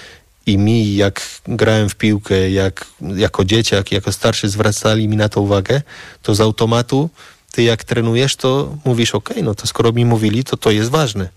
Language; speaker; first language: Polish; early bilingual, heritage; Polish